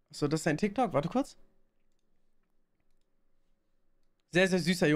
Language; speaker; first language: German; native; German